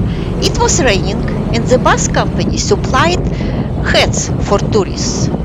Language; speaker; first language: English; non-native, fluent; Russian